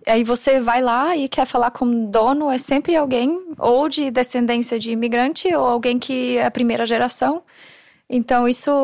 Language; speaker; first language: Portuguese; non-native, fluent; German